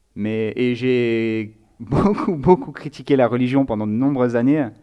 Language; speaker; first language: French; native; French